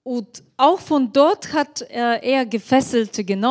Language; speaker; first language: German; non-native, fluent; Bulgarian